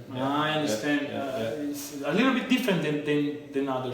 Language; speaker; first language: English; non-native, learner; Portuguese